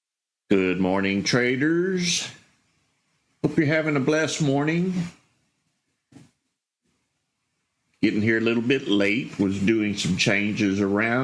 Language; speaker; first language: English; native; English